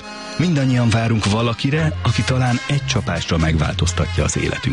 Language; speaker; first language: Hungarian; native; Hungarian